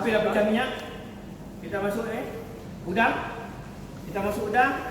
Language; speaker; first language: Malay; native; Malay